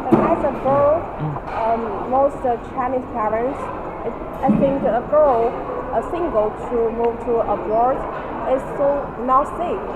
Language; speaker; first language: English; non-native, learner; Chinese